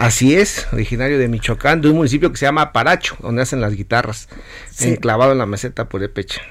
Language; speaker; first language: Spanish; native; Spanish